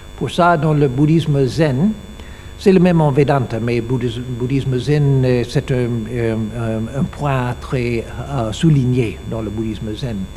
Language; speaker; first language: French; non-native, learner; English